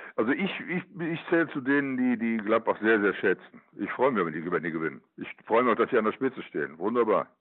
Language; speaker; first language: German; native; German